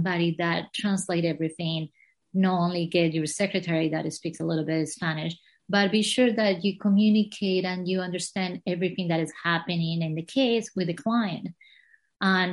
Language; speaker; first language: English; non-native, fluent; Spanish